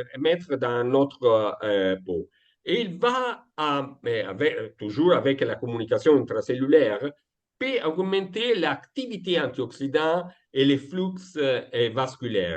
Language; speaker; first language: French; non-native, fluent; Italian